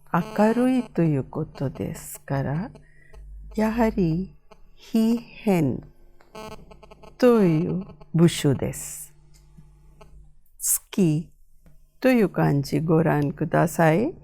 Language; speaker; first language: Japanese; non-native, fluent; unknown